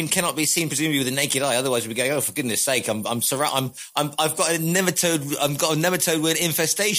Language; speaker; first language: English; native; English